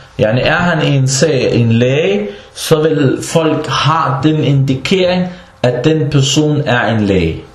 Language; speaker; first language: Danish; non-native, fluent; Arabic